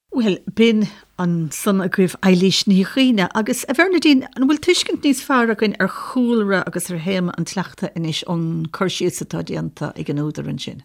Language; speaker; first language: Irish; native; Irish